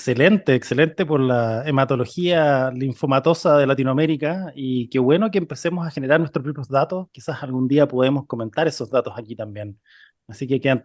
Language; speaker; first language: Spanish; native; Spanish